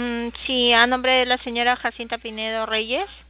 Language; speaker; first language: Spanish; native; Spanish